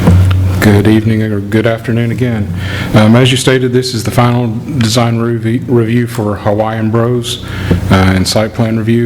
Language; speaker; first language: English; native; English